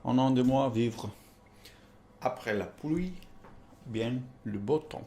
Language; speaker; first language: French; non-native, learner; Spanish